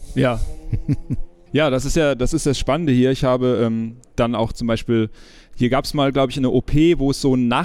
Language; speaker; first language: German; native; German